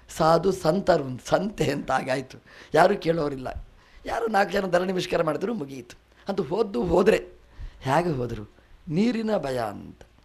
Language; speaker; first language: Kannada; non-native, local second language; Tulu